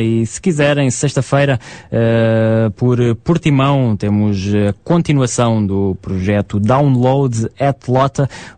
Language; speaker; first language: Portuguese; native; Portuguese